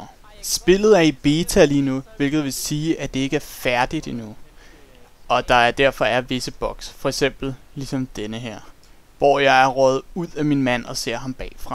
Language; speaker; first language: Danish; native; Danish